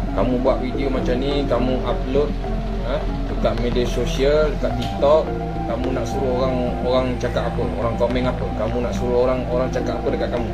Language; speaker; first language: Malay; native; Malay